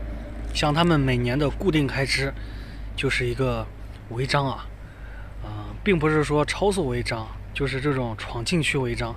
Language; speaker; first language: Chinese; native; Chinese